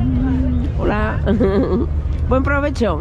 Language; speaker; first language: Spanish; native; Spanish